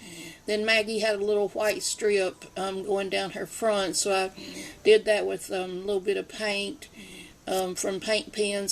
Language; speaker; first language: English; native; English